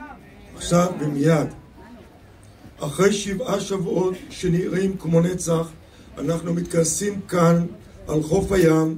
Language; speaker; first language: Hebrew; native; Hebrew